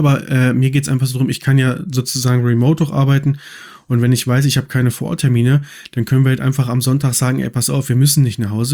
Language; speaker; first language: German; native; German